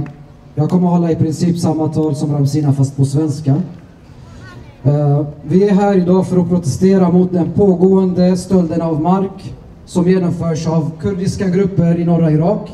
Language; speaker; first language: Swedish; early bilingual, other home language; Assyrian Neo-Aramaic